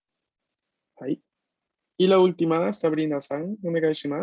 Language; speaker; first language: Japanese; non-native, fluent; Spanish